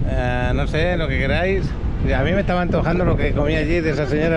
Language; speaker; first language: Spanish; native; Spanish